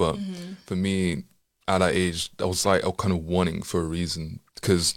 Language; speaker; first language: English; native; English